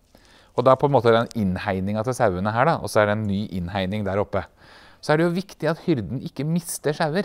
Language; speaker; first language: Norwegian; native; Norwegian